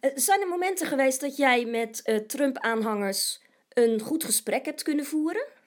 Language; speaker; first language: Dutch; native; Dutch